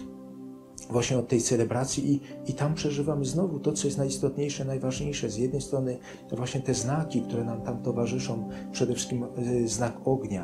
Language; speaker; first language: Polish; native; Polish